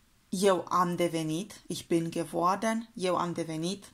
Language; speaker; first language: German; non-native, fluent; Romanian